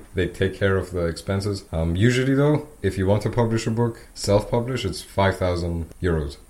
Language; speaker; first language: English; non-native, fluent; Persian